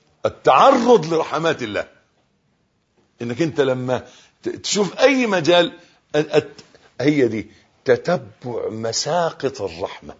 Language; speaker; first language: Arabic; native; Arabic